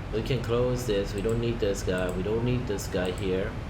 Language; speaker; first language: English; non-native, fluent; Italian